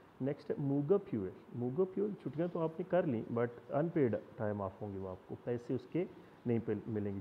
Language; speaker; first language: Urdu; non-native, local second language; Punjabi